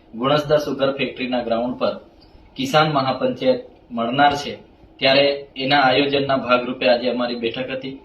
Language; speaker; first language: Gujarati; non-native, local second language; Vasavi